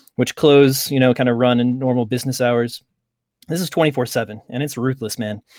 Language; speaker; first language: English; native; English